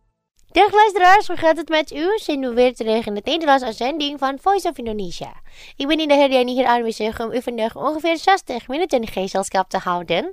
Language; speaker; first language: Dutch; non-native, fluent; Indonesian